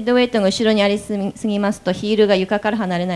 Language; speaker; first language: Japanese; native; Japanese